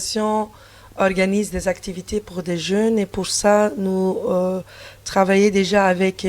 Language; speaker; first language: French; non-native, fluent; Turkish